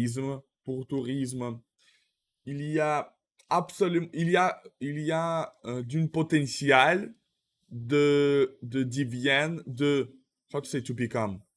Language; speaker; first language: French; non-native, learner; Russian